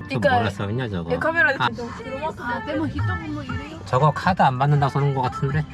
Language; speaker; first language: Korean; native; Korean